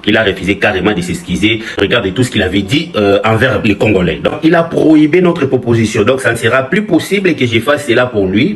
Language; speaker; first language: French; non-native, local second language; Lingala